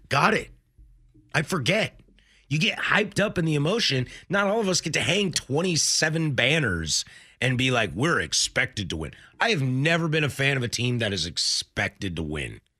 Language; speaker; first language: English; native; English